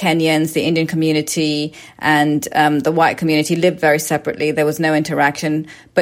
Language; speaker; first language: English; native; English